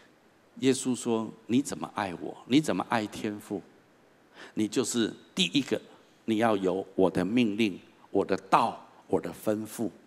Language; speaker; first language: Chinese; native; Chinese